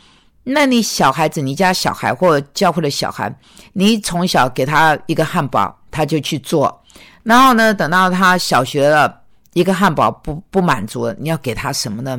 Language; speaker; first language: Chinese; native; Chinese